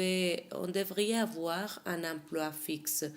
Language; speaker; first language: French; non-native, fluent; Spanish